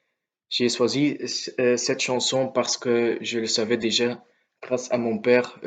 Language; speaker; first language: French; non-native, local second language; Dutch